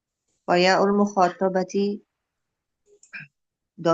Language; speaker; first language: Arabic; non-native, learner; Indonesian